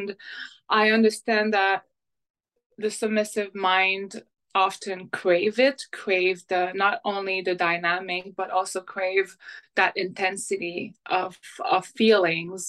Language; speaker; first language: English; non-native, fluent; French